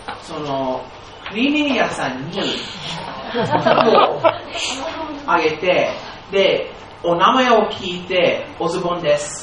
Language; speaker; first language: Japanese; non-native, fluent; English